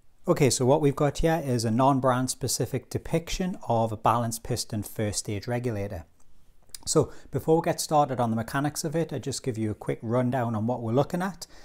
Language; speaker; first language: English; native; English